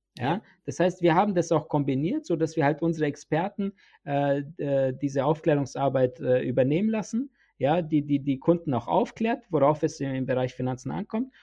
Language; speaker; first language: German; early bilingual, other home language; Bosnian